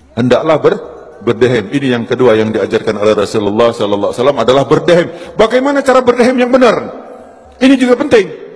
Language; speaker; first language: Indonesian; non-native, local second language; Javanese